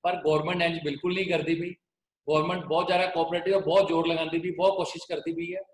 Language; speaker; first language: Hindi; non-native, local second language; Punjabi